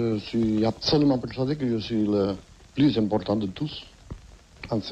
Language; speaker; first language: French; non-native, fluent; Catalan